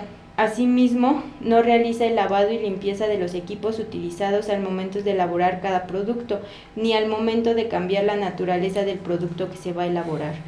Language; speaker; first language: Spanish; native; Spanish